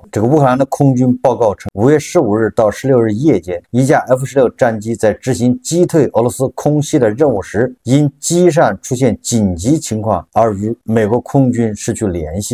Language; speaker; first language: Chinese; native; Chinese